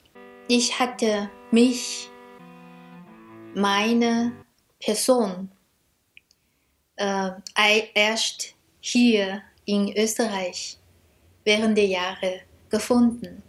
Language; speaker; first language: German; non-native, fluent; Chinese